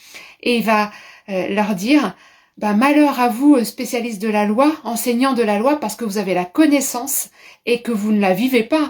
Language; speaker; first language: French; native; French